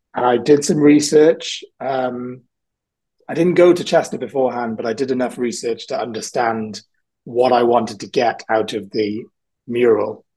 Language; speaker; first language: English; native; English